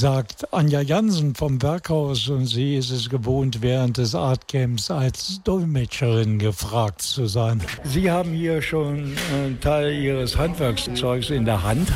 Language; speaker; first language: German; native; German